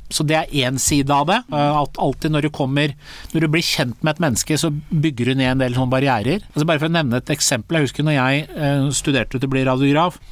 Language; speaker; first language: Norwegian; early bilingual, other home language; Persian